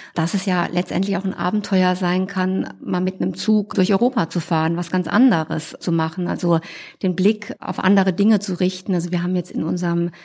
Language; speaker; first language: German; native; German